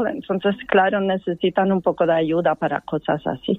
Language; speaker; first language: Spanish; non-native, fluent; Norwegian